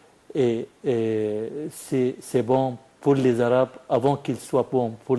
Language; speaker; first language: French; non-native, fluent; Arabic